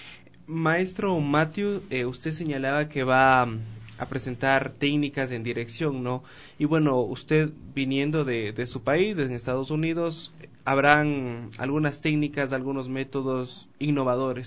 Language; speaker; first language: Spanish; native; Spanish